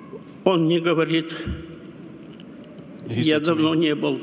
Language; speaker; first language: Russian; non-native, local second language; Romanian